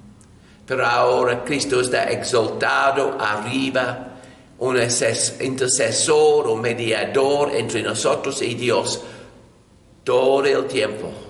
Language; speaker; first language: Spanish; non-native, learner; English